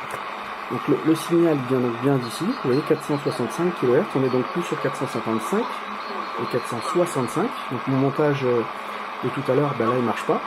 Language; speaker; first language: French; native; French